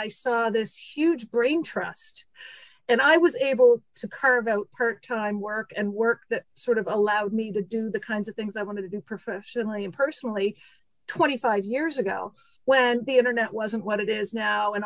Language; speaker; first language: English; native; English